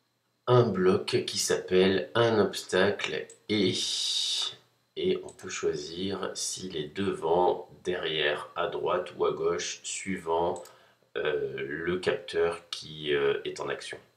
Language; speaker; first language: French; native; French